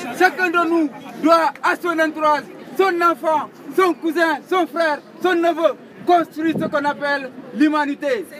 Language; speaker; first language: French; non-native, local second language; Wolof